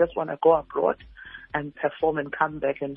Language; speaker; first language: English; non-native, local second language; Zulu